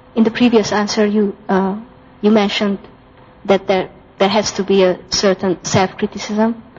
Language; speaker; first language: English; non-native, fluent; Hungarian